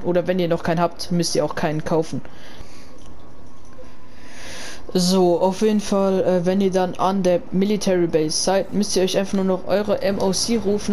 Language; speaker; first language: German; native; German